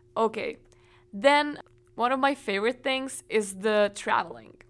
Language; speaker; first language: English; non-native, fluent; Czech